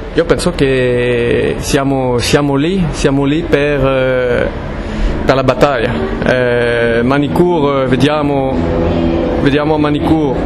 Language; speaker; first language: Italian; non-native, fluent; French